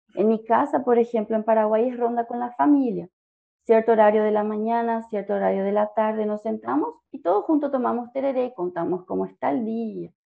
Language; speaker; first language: Spanish; native; Spanish